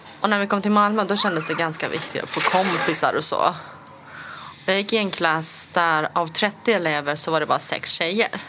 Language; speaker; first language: Swedish; early bilingual, other home language; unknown